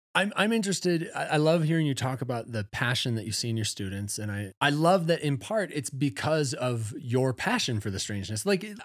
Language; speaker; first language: English; native; English